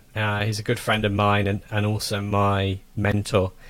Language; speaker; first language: English; native; English